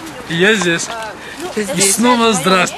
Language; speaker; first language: Russian; non-native, fluent; Mingrelian